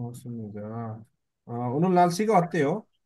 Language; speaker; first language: Korean; non-native, fluent; Bangla